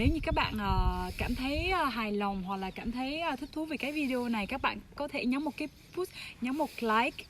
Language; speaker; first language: Vietnamese; non-native, fluent; French